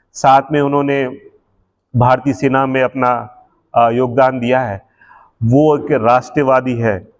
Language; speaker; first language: Hindi; native; Hindi